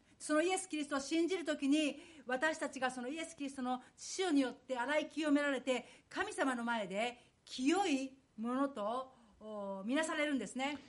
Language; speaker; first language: Japanese; native; Japanese